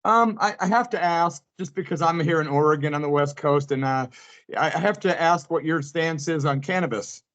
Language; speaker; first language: English; native; English